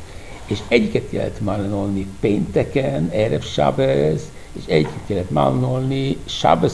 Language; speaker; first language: Hungarian; non-native, fluent; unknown